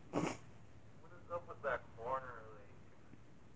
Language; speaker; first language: English; native; English